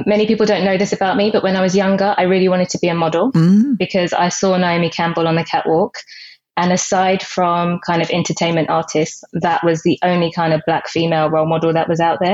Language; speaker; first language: English; native; English